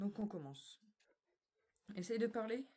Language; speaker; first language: French; native; French